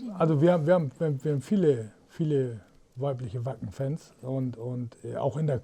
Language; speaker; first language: German; native; German